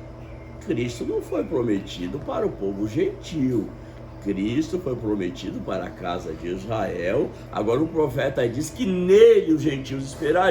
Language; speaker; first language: Portuguese; native; Portuguese